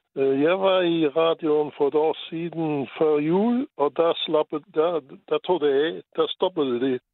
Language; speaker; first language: Danish; non-native, fluent; Luxembourgish